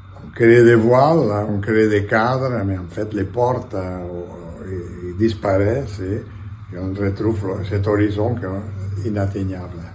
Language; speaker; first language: French; non-native, fluent; Catalan